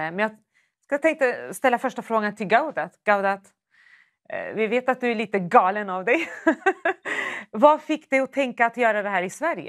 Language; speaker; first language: Swedish; native; Swedish